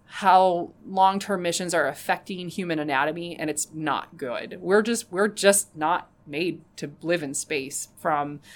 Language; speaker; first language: English; native; English